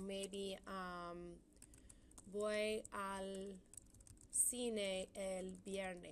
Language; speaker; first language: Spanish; non-native, fluent; English